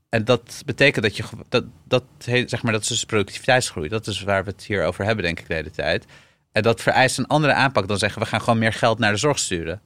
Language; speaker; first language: Dutch; early bilingual, other home language; Arabic